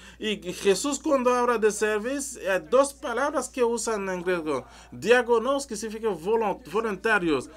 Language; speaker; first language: Spanish; non-native, learner; French